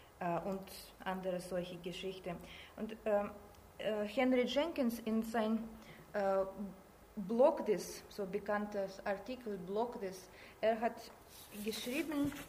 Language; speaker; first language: German; non-native, learner; Russian